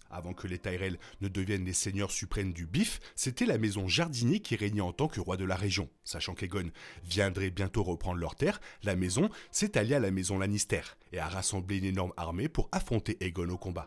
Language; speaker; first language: French; native; French